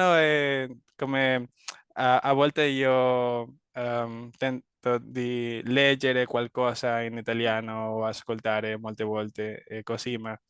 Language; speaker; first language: Italian; non-native, learner; Spanish